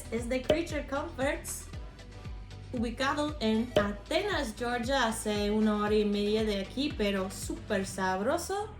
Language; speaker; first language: Spanish; non-native, fluent; English